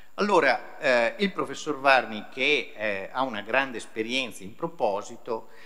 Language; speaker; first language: Italian; native; Italian